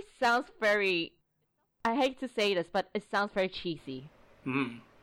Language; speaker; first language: English; non-native, local second language; Cantonese